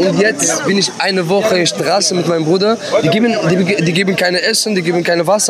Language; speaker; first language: German; non-native, learner; Arabic